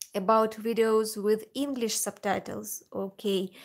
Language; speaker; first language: English; non-native, learner; Russian